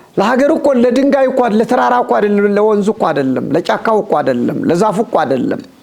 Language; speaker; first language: Amharic; non-native, local second language; Tigrinya